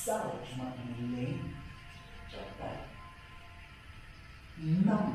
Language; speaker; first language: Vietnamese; non-native, learner; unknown